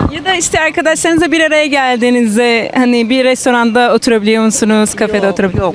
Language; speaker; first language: Turkish; native; Turkish